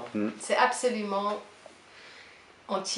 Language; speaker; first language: French; non-native, learner; English